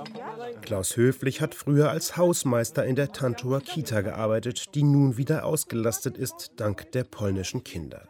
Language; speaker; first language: German; native; German